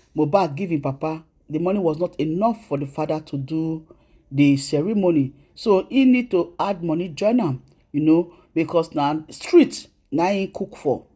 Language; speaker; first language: Nigerian Pidgin; native; Nigerian Pidgin